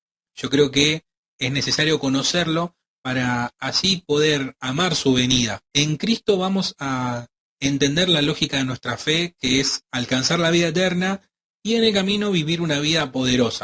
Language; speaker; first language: Spanish; native; Spanish